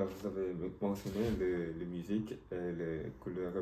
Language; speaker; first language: French; non-native, learner; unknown